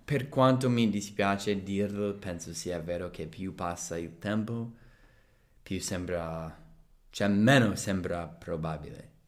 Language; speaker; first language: Italian; non-native, fluent; English